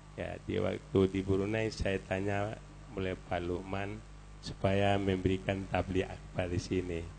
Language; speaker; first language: Indonesian; non-native, local second language; Minangkabau